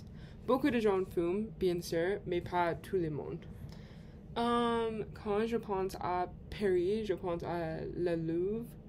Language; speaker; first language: French; non-native, learner; English